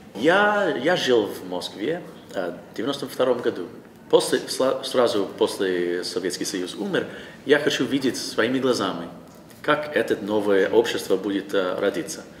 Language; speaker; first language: Russian; non-native, learner; English